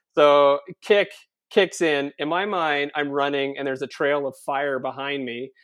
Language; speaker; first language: English; native; English